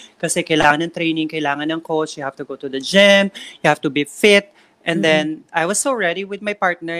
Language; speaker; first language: English; non-native, local second language; Filipino